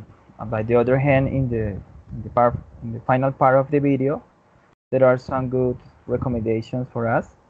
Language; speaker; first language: English; non-native, learner; Spanish